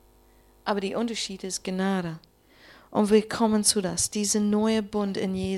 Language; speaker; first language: German; non-native, learner; English